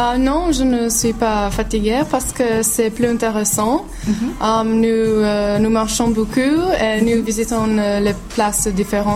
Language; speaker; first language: French; non-native, learner; Serbian